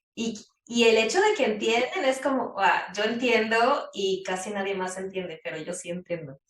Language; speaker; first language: Spanish; native; Spanish